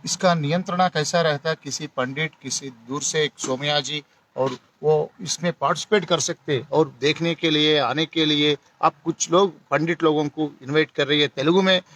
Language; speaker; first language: Hindi; non-native, local second language; Telugu